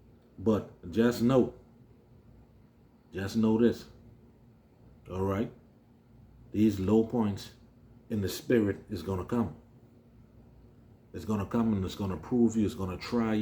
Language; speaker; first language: English; native; English